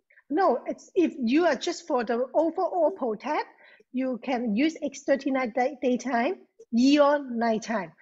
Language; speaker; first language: English; non-native, local second language; Cantonese